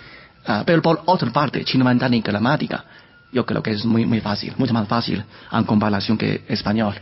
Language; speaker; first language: Spanish; non-native, learner; Chinese